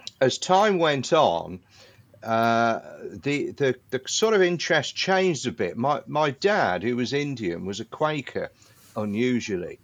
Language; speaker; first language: English; native; English